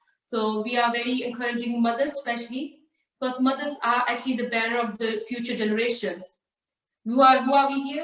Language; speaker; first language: English; early bilingual, other home language; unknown